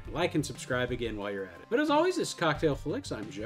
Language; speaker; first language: English; native; English